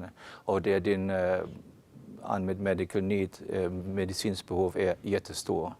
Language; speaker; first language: Swedish; non-native, fluent; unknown